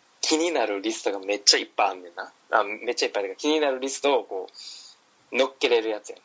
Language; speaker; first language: Japanese; native; Japanese